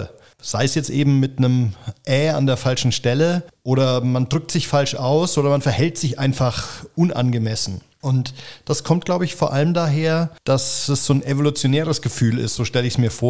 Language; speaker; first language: German; native; German